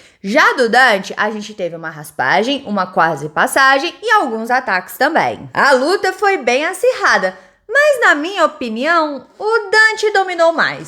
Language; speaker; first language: Portuguese; native; Portuguese